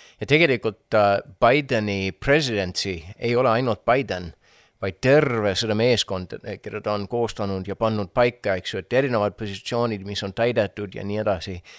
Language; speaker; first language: Estonian; non-native, fluent; English